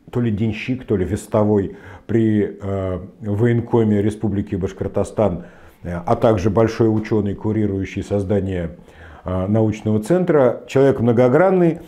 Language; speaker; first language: Russian; native; Russian